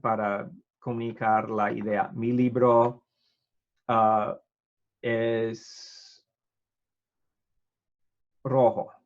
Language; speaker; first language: Spanish; non-native, fluent; English